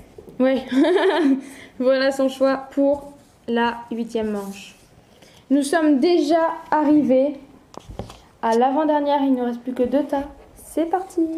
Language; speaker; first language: French; native; French